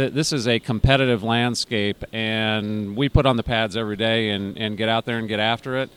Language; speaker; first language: English; native; English